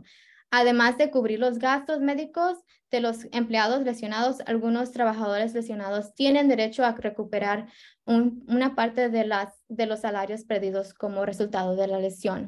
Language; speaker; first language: Spanish; early bilingual, heritage; Spanish